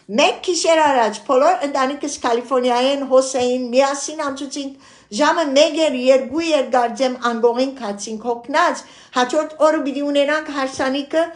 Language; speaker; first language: Armenian; early bilingual, heritage; Armenian